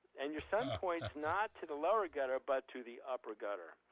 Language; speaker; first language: English; native; English